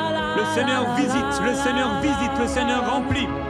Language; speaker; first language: French; native; French